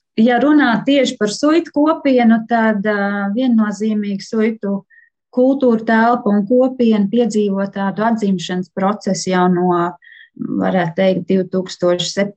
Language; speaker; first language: Latvian; native; Latvian